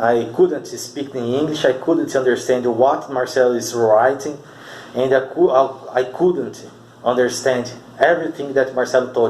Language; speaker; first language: English; non-native, learner; Portuguese